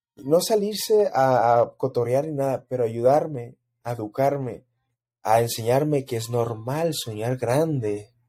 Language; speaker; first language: Spanish; early bilingual, heritage; Spanish